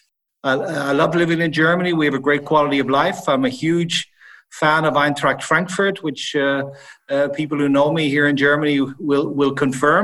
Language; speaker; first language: English; native; English